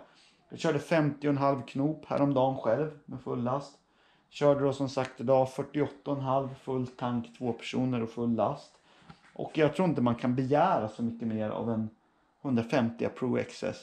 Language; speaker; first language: Swedish; native; Swedish